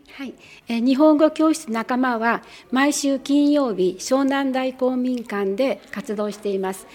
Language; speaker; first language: Japanese; native; Japanese